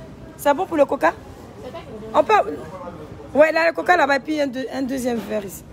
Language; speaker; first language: French; native; French